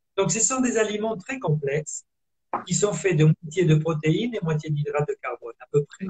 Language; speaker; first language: French; non-native, fluent; Italian